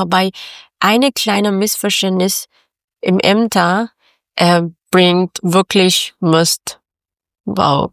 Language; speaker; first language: German; non-native, learner; Persian